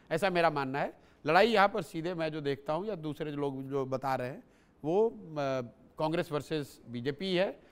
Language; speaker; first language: Hindi; native; Hindi